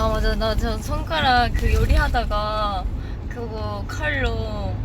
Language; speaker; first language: Korean; non-native, fluent; Japanese